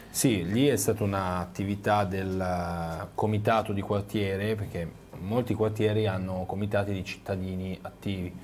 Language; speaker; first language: Italian; native; Italian